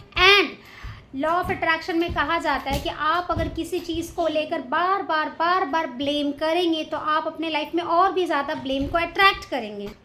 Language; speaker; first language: Hindi; native; Hindi